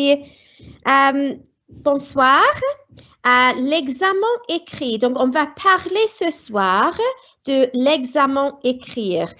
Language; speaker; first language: French; non-native, fluent; Welsh